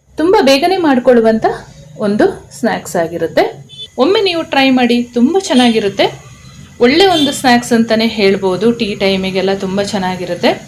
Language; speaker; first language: Kannada; non-native, local second language; Kodava